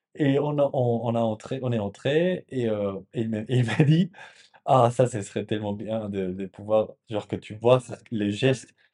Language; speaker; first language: French; non-native, fluent; Spanish